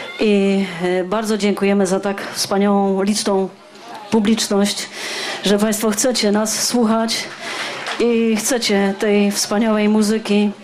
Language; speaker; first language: Polish; native; Polish